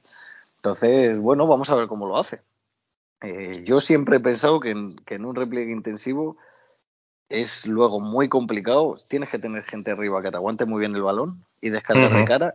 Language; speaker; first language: Spanish; native; Spanish